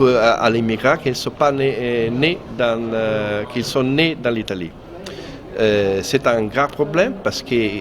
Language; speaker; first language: French; non-native, fluent; Italian